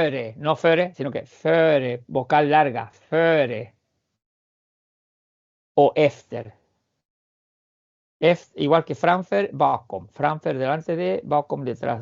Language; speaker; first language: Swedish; non-native, fluent; Spanish